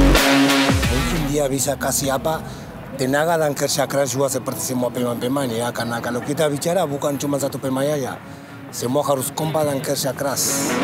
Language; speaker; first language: Indonesian; non-native, fluent; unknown